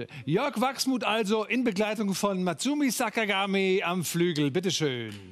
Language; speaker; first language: German; native; German